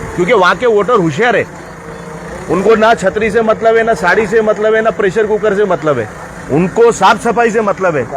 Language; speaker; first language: Hindi; non-native, local second language; Marathi